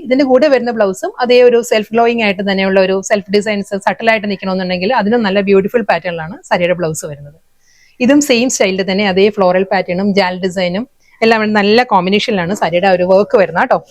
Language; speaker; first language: Malayalam; native; Malayalam